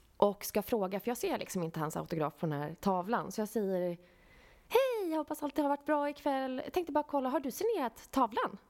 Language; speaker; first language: Swedish; native; Swedish